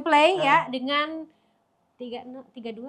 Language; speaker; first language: Indonesian; native; Indonesian